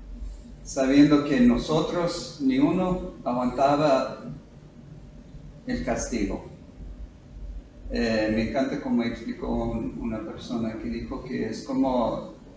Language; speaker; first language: Spanish; non-native, fluent; English